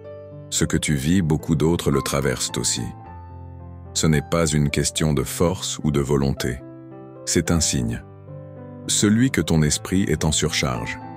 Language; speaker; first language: French; native; French